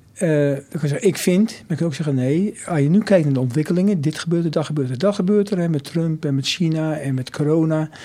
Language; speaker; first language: Dutch; native; Dutch